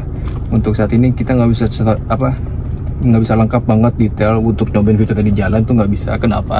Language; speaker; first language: Indonesian; native; Indonesian